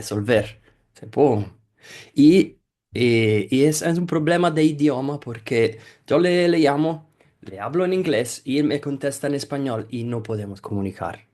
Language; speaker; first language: Spanish; non-native, fluent; Italian